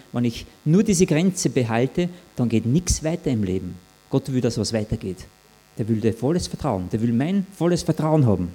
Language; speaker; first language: German; native; German